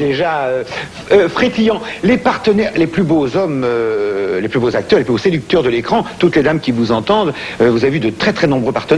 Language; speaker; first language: French; native; French